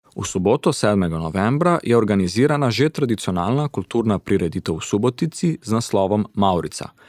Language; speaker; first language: Slovenian; early bilingual, heritage; Slovenian